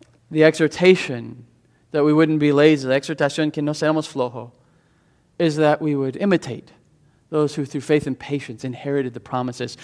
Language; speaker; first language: English; native; English